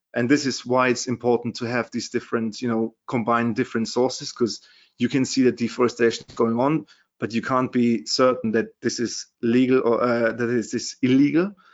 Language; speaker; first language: English; non-native, fluent; German